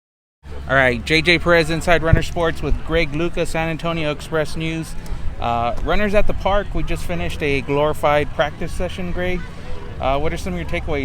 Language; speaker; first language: English; native; English